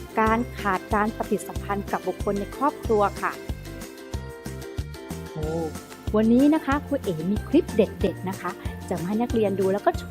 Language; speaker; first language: Thai; native; Thai